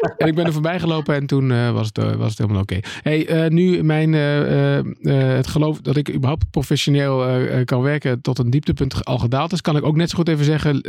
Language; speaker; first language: Dutch; native; Dutch